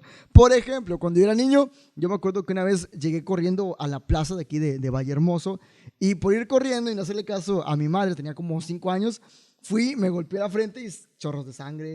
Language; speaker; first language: Spanish; native; Spanish